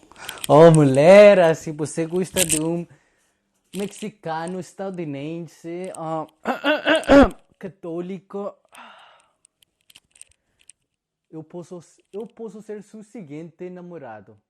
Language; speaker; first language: Portuguese; non-native, learner; Spanish